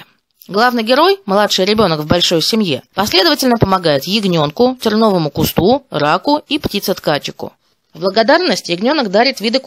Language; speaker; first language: Russian; native; Russian